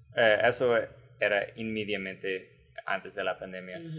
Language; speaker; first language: Spanish; non-native, learner; English